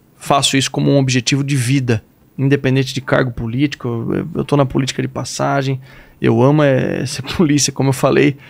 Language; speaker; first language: Portuguese; native; Portuguese